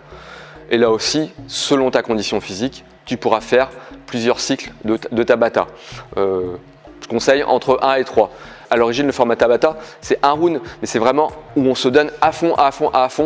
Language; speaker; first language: French; native; French